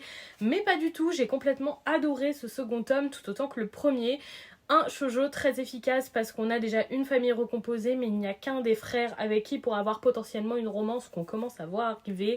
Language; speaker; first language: French; native; French